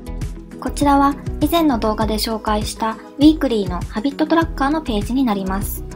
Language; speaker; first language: Japanese; native; Japanese